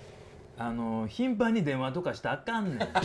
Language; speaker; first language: Japanese; native; Japanese